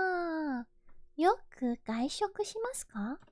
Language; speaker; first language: Japanese; non-native, learner; English